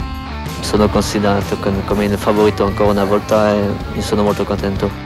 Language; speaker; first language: Italian; non-native, fluent; French